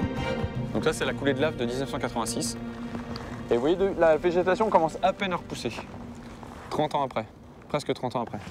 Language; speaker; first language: French; native; French